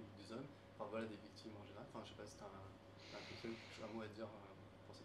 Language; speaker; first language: French; native; French